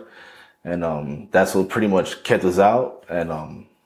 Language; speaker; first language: English; native; English